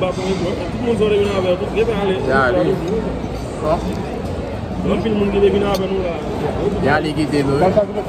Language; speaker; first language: French; non-native, learner; Haitian Creole